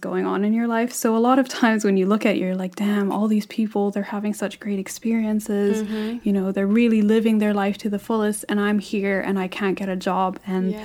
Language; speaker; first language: English; non-native, local second language; Cantonese